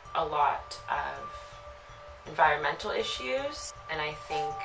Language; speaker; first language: English; native; English